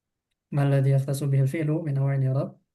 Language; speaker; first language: Arabic; non-native, fluent; Indonesian